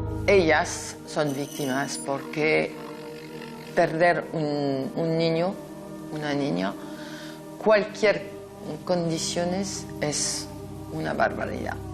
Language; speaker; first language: Spanish; non-native, fluent; French